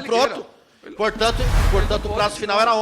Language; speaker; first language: Portuguese; native; Portuguese